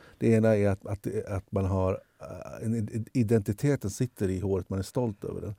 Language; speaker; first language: Swedish; native; Swedish